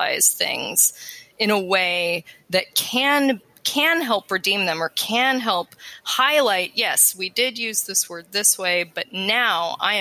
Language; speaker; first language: English; native; English